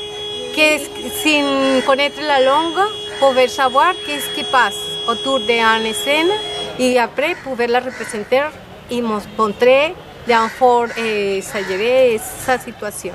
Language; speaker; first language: French; non-native, learner; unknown